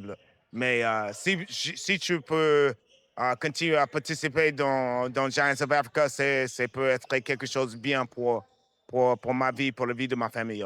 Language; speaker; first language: French; non-native, fluent; English